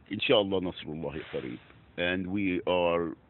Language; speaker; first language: English; non-native, fluent; Arabic